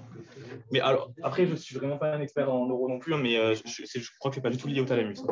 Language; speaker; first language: French; native; French